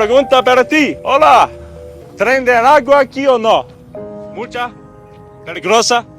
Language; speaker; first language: Spanish; non-native, learner; English